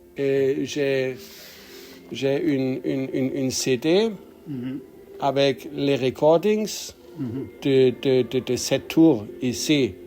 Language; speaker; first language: French; non-native, learner; English